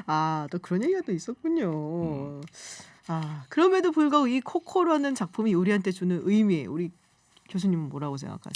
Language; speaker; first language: Korean; native; Korean